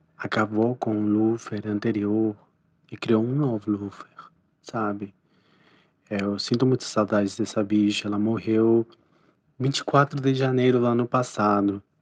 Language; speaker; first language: Portuguese; non-native, fluent; Spanish